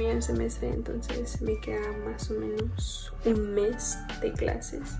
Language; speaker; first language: Spanish; early bilingual, heritage; Spanish